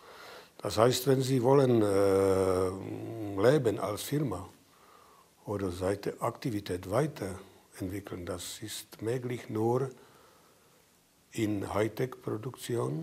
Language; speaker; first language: German; non-native, fluent; Czech